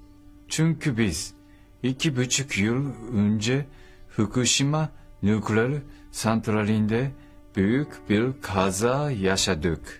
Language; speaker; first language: Turkish; non-native, learner; Japanese